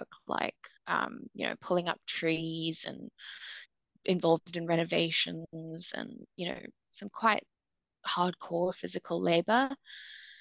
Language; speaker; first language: English; native; English